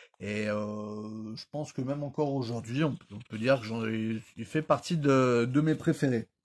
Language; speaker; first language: French; native; French